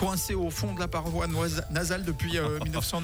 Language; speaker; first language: French; native; French